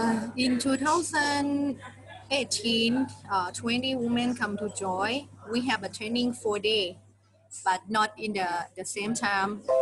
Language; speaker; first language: English; non-native, learner; Thai